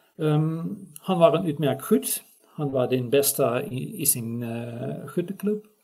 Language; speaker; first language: Swedish; non-native, fluent; Dutch